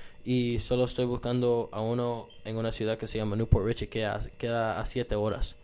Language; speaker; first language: Spanish; early bilingual, heritage; Spanish